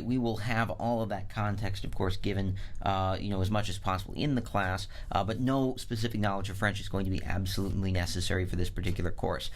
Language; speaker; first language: English; native; English